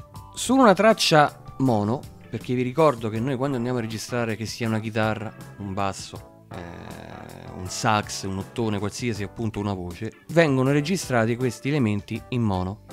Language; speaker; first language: Italian; native; Italian